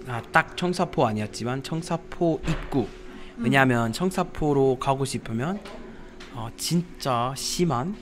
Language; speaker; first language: Korean; non-native, fluent; English